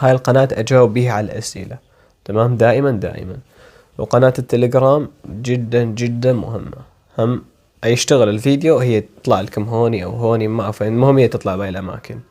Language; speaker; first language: Arabic; native; Arabic